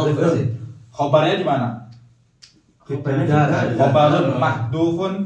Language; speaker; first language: Indonesian; native; Indonesian